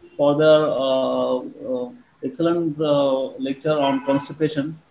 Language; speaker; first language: English; non-native, local second language; Marathi